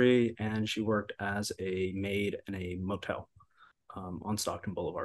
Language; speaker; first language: English; native; English